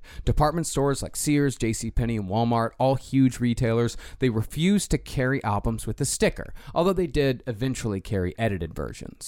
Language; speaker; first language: English; native; English